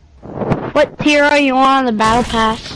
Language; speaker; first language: English; native; English